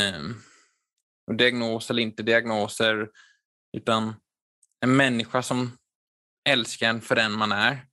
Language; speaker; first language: Swedish; native; Swedish